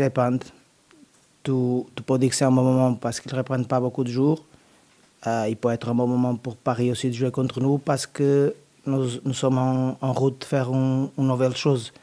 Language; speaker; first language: French; non-native, learner; Portuguese